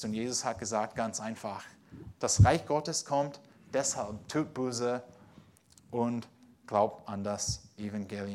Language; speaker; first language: German; non-native, fluent; English